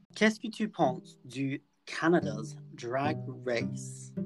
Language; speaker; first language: French; non-native, learner; English